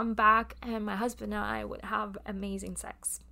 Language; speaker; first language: English; non-native, fluent; Russian